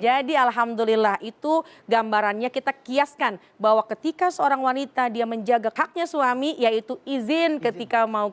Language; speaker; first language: Indonesian; native; Indonesian